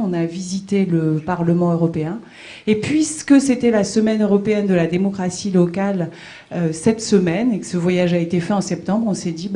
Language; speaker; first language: French; native; French